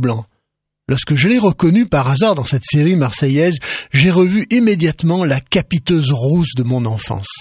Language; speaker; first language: French; native; French